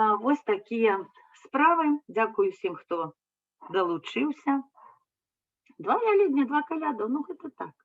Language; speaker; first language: Belarusian; native; Belarusian